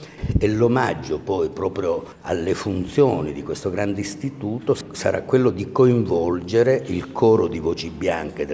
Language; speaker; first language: Italian; native; Italian